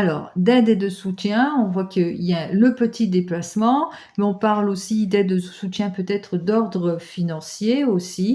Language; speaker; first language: French; native; French